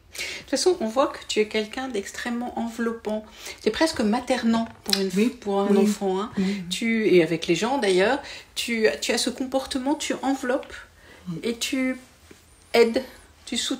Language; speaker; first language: French; native; French